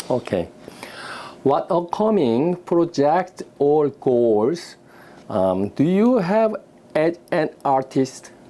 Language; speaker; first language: English; non-native, learner; Korean